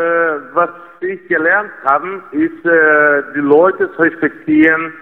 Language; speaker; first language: German; non-native, fluent; Portuguese